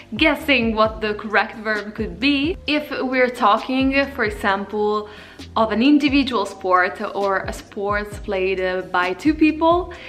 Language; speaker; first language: English; non-native, fluent; Italian